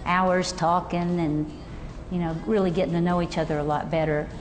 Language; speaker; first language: English; native; English